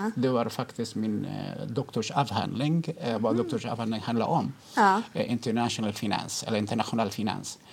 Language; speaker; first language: Swedish; non-native, fluent; Arabic